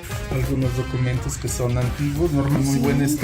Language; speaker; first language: Spanish; native; Spanish